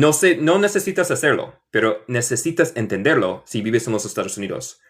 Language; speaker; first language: Spanish; non-native, fluent; English